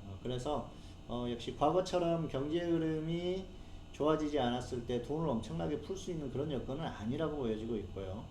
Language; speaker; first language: Korean; native; Korean